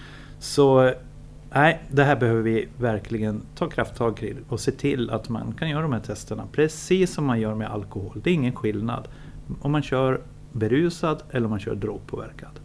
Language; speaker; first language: Swedish; native; Swedish